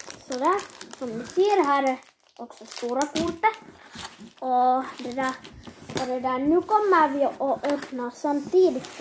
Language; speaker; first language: Swedish; early bilingual, other home language; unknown